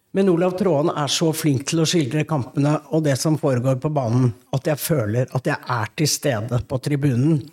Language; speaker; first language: Norwegian; native; Norwegian